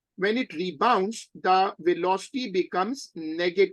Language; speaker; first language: English; non-native, local second language; Urdu